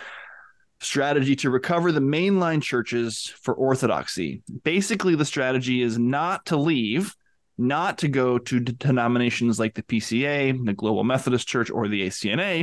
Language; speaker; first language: English; native; English